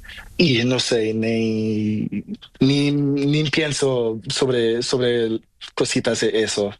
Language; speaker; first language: Spanish; non-native, learner; Portuguese